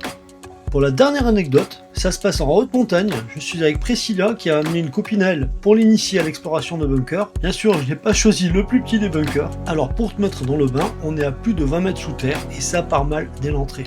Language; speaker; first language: French; native; French